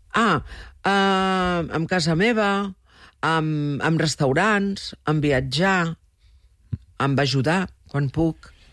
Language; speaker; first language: Catalan; early bilingual, heritage; Catalan